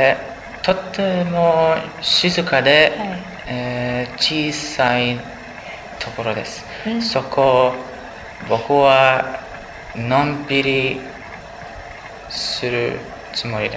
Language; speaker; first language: Japanese; non-native, learner; English